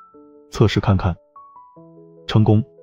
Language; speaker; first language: Chinese; native; Chinese